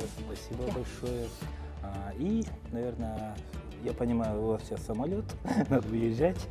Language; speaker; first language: Russian; non-native, local second language; Kyrgyz